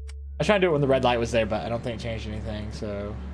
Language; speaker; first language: English; native; English